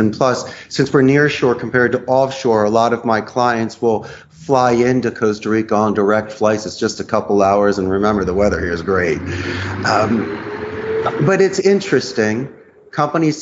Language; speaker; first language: English; native; English